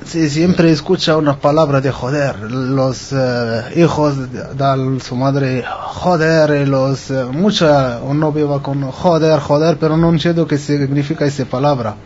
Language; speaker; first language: Spanish; non-native, learner; Arabic